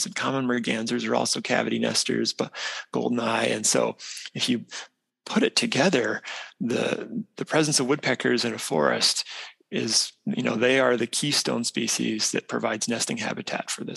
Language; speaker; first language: English; native; English